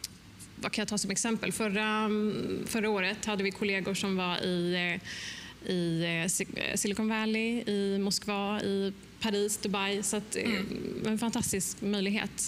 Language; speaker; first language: Swedish; native; Swedish